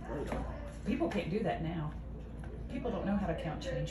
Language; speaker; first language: English; native; English